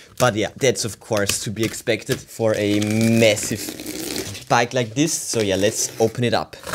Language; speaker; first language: English; non-native, fluent; German